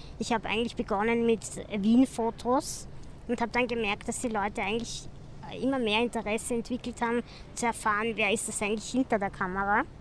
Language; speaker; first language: German; native; German